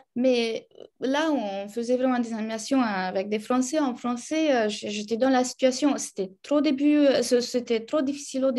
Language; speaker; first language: French; non-native, fluent; Romanian